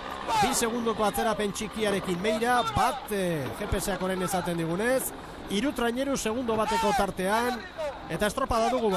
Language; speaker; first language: Basque; native; Basque